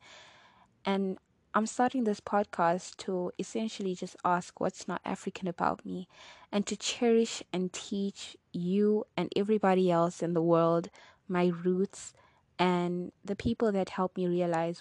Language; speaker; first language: English; non-native, local second language; Nyanja